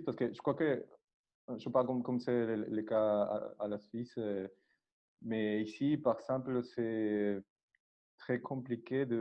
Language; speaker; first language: French; non-native, learner; Spanish